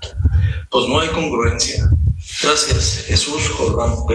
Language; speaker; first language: Spanish; native; Spanish